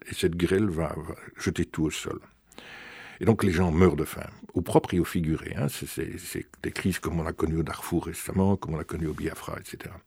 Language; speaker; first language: French; native; French